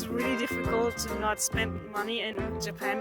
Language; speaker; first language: English; non-native, fluent; German